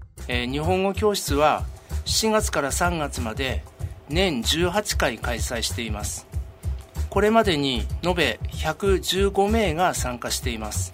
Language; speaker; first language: Japanese; native; Japanese